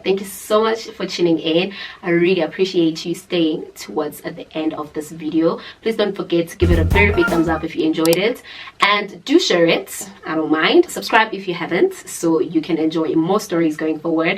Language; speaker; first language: English; non-native, local second language; Zulu